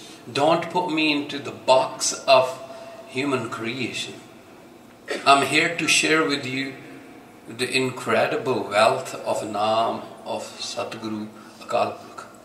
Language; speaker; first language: English; non-native, local second language; Punjabi